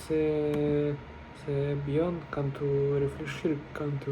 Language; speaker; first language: French; non-native, learner; Russian